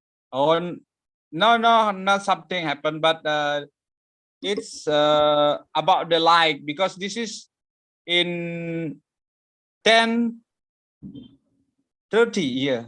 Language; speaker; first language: English; non-native, learner; Indonesian